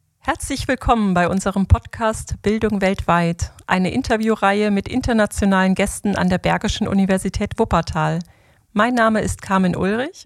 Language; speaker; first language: German; native; German